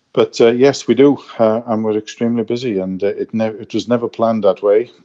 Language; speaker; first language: English; native; English